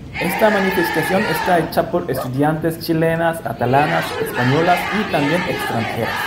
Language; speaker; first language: Spanish; non-native, fluent; Korean